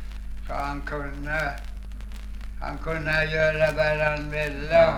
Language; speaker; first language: Swedish; native; Swedish